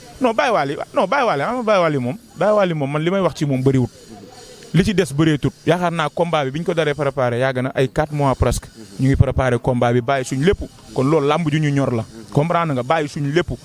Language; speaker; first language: Wolof; native; Wolof